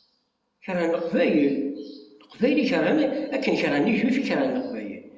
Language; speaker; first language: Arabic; non-native, local second language; Kabyle